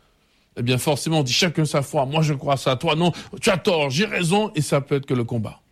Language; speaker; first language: French; native; French